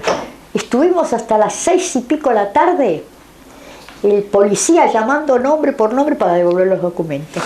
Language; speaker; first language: Spanish; native; Spanish